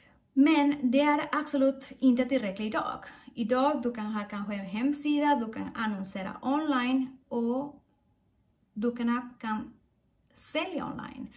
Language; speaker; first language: Swedish; non-native, fluent; Spanish